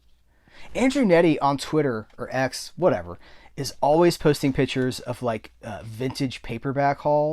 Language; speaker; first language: English; native; English